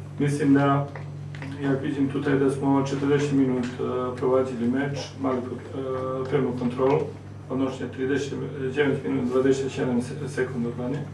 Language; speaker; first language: Polish; non-native, learner; Serbian